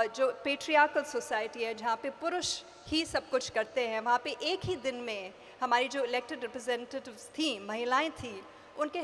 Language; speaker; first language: Hindi; native; Hindi